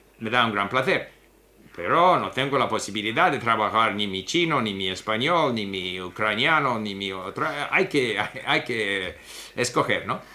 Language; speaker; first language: Spanish; non-native, fluent; English